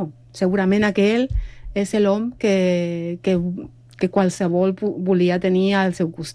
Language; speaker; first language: Catalan; non-native, fluent; Spanish